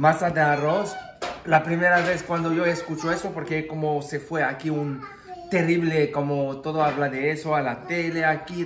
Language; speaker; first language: Spanish; non-native, learner; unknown